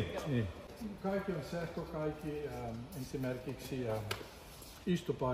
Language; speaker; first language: Finnish; non-native, learner; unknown